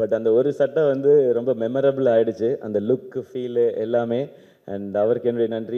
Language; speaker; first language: Tamil; native; Tamil